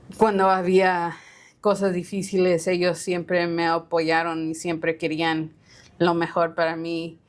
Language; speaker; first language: Spanish; early bilingual, heritage; Spanish